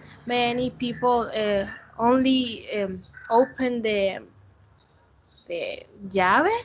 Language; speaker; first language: English; non-native, learner; Spanish